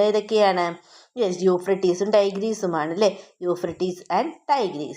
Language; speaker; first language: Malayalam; native; Malayalam